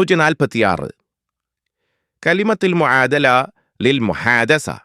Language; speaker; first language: Arabic; non-native, fluent; Malayalam